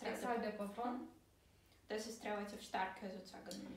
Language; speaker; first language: German; non-native, fluent; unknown